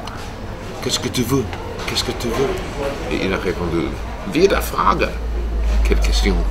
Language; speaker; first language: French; non-native, fluent; English